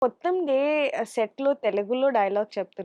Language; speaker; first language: Telugu; non-native, learner; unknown